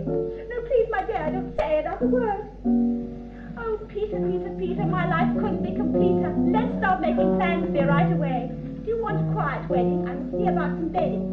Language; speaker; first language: English; native; English